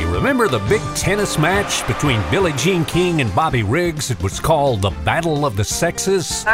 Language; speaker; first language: English; native; English